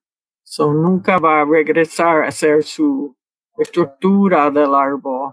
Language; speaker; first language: Spanish; early bilingual, heritage; Spanish